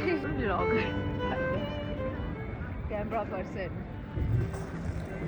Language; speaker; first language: English; non-native, learner; Urdu